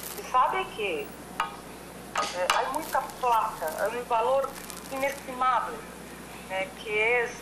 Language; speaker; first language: Spanish; non-native, learner; Portuguese